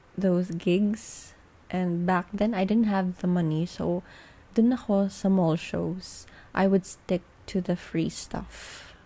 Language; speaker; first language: English; non-native, local second language; Filipino